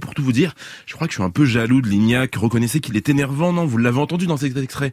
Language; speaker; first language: French; native; French